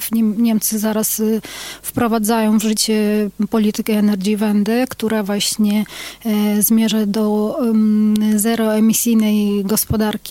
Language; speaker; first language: Polish; non-native, fluent; Ukrainian